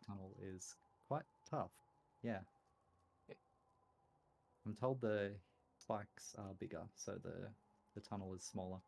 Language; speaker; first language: English; native; English